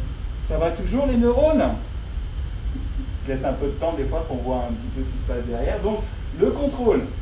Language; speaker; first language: French; native; French